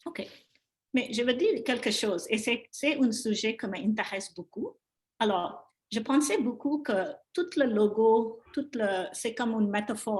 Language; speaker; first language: French; non-native, learner; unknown